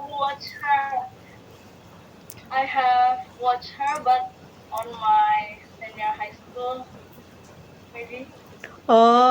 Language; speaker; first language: English; non-native, learner; Indonesian